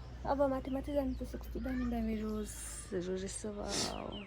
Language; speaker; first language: Nepali; native; Nepali